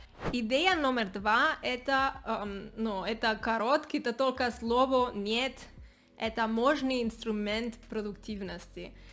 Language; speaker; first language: Russian; non-native, learner; Spanish